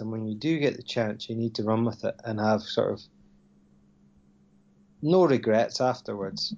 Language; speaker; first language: English; native; English